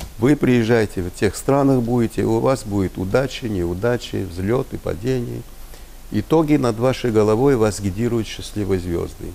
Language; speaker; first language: Russian; non-native, local second language; Armenian